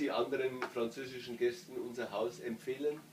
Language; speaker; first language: German; native; German